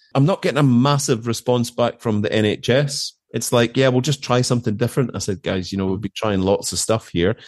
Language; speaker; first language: English; native; English